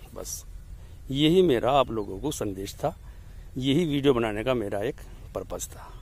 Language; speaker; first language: Hindi; native; Hindi